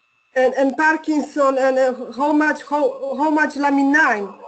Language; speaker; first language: English; non-native, learner; Polish